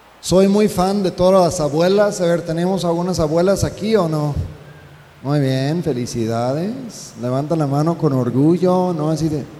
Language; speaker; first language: Spanish; non-native, fluent; English